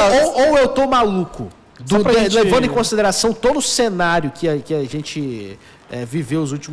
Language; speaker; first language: Portuguese; native; Portuguese